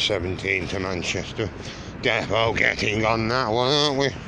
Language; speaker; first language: English; native; English